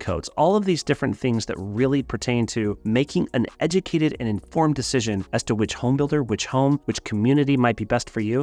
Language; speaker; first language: English; native; English